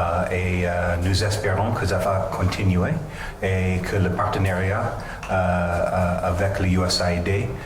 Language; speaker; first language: French; non-native, fluent; English